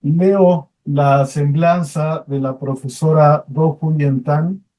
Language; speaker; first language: Spanish; native; Spanish